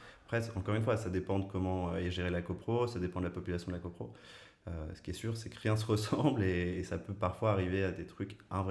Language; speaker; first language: French; native; French